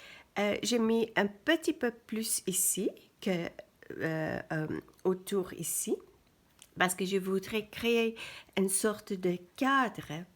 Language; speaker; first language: French; non-native, fluent; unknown